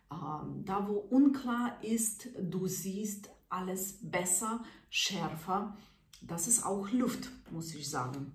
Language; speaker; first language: German; non-native, fluent; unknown